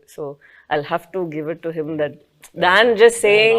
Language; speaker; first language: Telugu; non-native, fluent; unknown